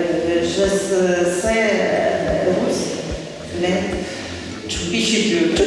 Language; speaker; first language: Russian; non-native, learner; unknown